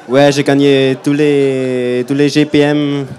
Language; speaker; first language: French; non-native, local second language; German